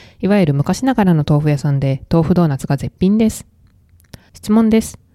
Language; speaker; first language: Japanese; native; Japanese